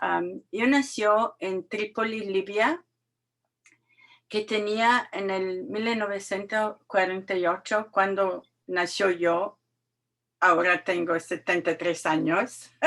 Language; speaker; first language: Spanish; non-native, learner; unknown